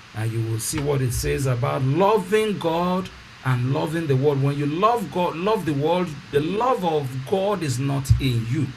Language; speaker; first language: English; non-native, local second language; Yoruba